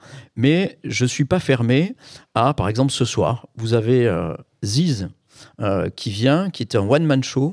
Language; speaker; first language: French; native; French